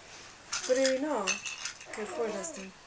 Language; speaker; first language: Persian; non-native, fluent; English